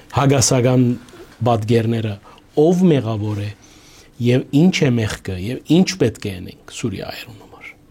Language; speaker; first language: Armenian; early bilingual, heritage; Armenian